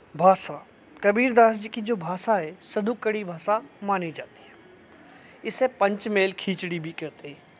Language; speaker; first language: Hindi; native; Hindi